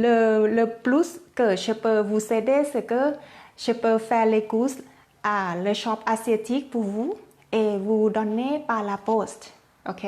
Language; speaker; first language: French; non-native, learner; Thai